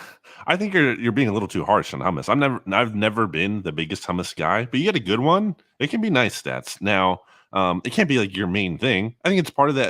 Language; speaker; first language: English; native; English